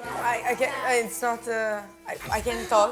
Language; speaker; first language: English; non-native, learner; Italian